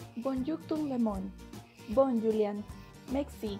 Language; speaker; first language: French; non-native, learner; Spanish